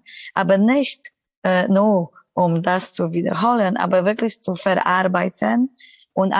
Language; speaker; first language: German; non-native, fluent; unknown